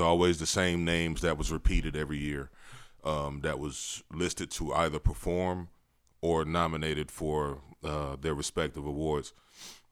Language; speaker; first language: English; native; English